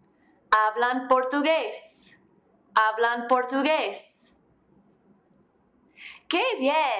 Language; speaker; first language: Spanish; non-native, fluent; English